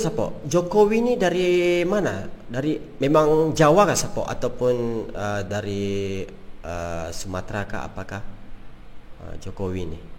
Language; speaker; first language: Malay; native; Malay